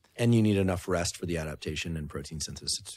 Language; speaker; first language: English; native; English